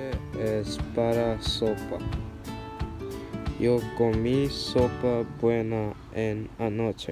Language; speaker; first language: Spanish; non-native, learner; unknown